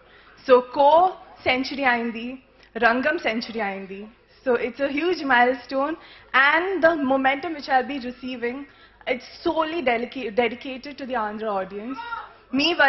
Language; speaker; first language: Telugu; non-native, fluent; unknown